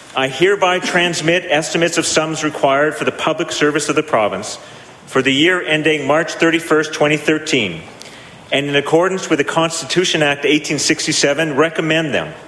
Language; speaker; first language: English; native; English